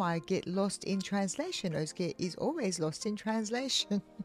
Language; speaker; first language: English; non-native, fluent; Turkish